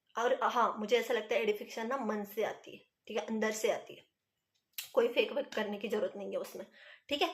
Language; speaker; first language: Hindi; non-native, local second language; Marathi